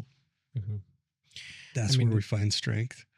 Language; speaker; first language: English; native; English